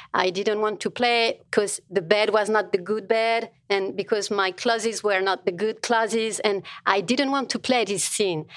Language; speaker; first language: English; non-native, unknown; French